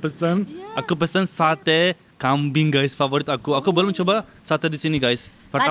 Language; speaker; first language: Indonesian; non-native, learner; Turkish